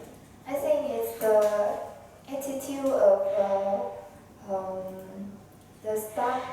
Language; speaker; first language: English; non-native, learner; Vietnamese